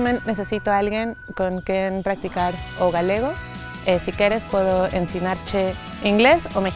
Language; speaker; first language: Galician; non-native, learner; Spanish